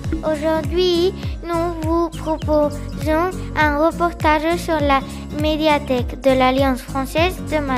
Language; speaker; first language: French; non-native, learner; Spanish